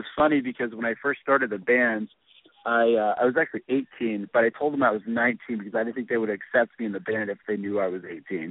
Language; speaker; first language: English; native; English